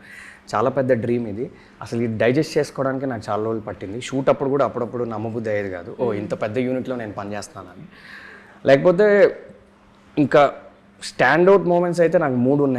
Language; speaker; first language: Telugu; native; Telugu